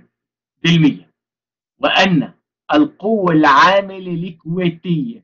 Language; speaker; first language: Arabic; native; Arabic